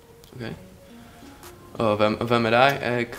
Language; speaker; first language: Danish; non-native, learner; Slovak